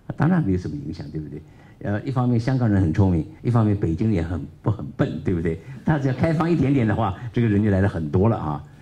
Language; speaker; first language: Chinese; native; Chinese